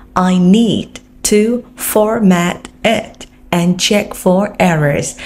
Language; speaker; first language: English; non-native, fluent; Vietnamese